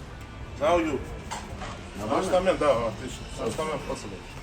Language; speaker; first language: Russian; non-native, learner; Portuguese